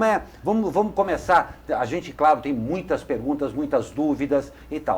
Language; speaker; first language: Portuguese; native; Portuguese